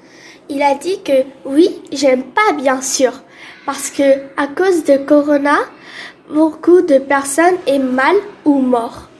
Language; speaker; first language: French; non-native, learner; Korean